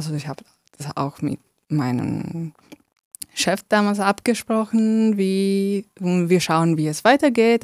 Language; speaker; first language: German; non-native, fluent; Italian